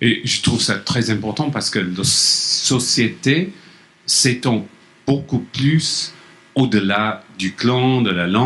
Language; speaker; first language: French; non-native, fluent; English